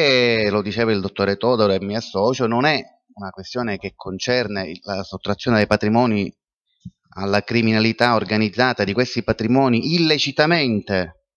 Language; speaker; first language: Italian; native; Italian